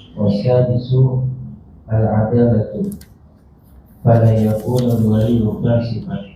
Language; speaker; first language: Arabic; non-native, learner; Indonesian